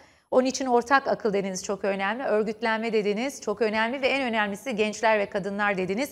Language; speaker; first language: Turkish; native; Turkish